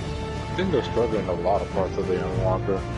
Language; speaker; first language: English; native; English